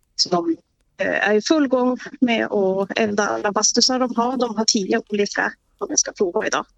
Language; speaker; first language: Swedish; native; Swedish